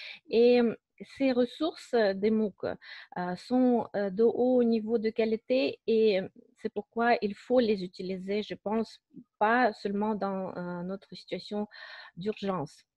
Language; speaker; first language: French; non-native, fluent; Russian